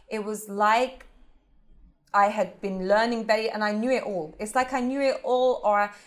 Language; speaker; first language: English; native; English